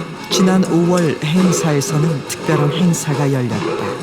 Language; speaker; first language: Korean; native; Korean